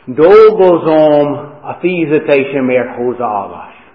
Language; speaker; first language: Hungarian; non-native, fluent; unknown